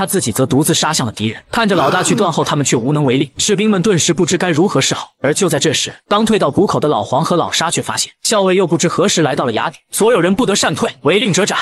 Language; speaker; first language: Chinese; native; Chinese